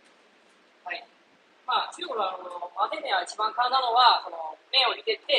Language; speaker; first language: Japanese; non-native, fluent; Chinese